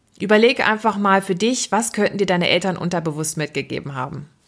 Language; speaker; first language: German; native; German